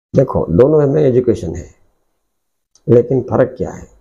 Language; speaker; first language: Hindi; non-native, local second language; Odia